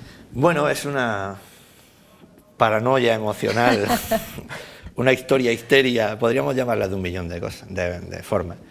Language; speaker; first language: Spanish; native; Spanish